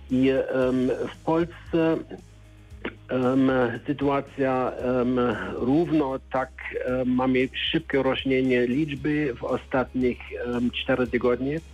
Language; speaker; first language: Polish; non-native, learner; German